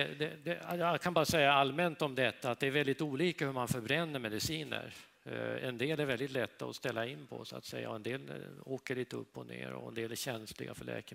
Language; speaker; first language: Swedish; native; Swedish